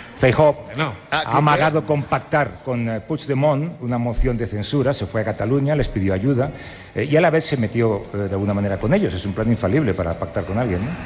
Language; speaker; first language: Spanish; native; Spanish